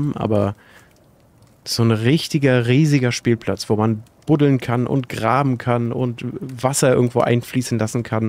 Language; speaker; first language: German; native; German